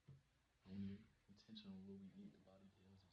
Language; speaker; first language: English; native; English